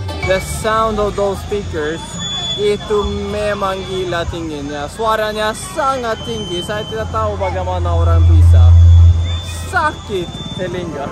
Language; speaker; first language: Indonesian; non-native, fluent; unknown